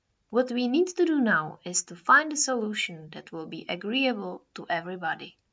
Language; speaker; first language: English; non-native, fluent; Czech